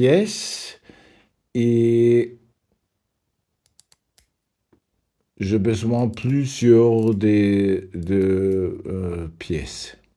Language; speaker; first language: French; non-native, learner; German